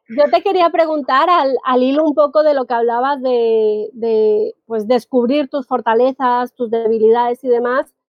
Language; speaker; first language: Spanish; native; Spanish